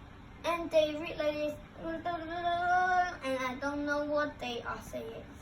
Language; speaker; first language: English; non-native, local second language; Cantonese